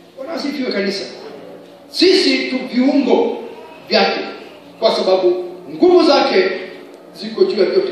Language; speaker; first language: Swahili; non-native, local second language; Kikuyu